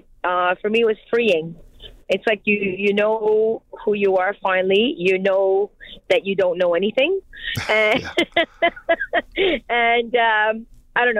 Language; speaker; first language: English; non-native, fluent; French